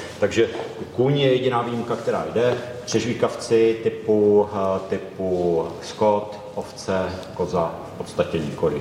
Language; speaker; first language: Czech; native; Czech